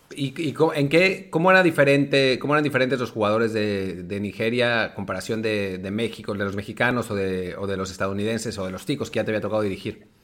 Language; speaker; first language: Spanish; native; Spanish